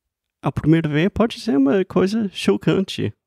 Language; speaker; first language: Portuguese; non-native, fluent; English